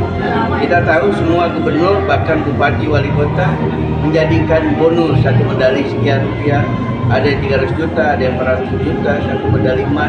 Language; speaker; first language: Indonesian; native; Indonesian